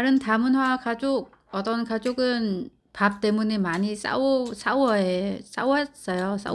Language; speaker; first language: Korean; non-native, learner; Vietnamese